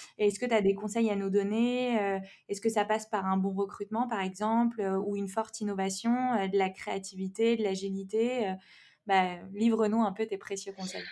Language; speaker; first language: French; native; French